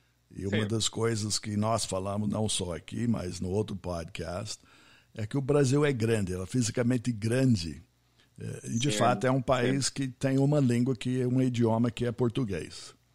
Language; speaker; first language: Portuguese; non-native, fluent; English